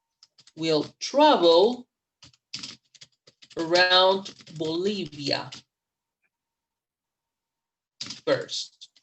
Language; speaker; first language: English; non-native, fluent; Spanish